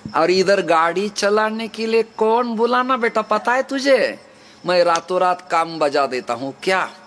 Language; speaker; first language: Hindi; non-native, local second language; Marathi